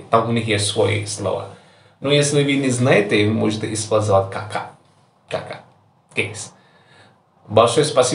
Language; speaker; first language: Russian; non-native, learner; Javanese